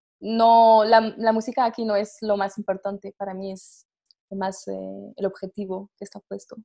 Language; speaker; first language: Spanish; non-native, fluent; French